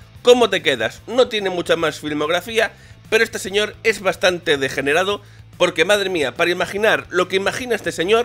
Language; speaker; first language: Spanish; native; Spanish